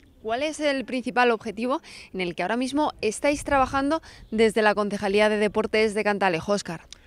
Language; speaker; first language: Spanish; native; Spanish